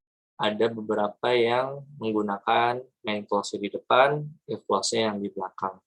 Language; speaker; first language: Indonesian; native; Indonesian